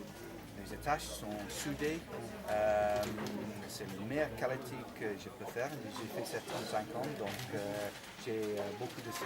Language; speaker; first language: French; non-native, fluent; English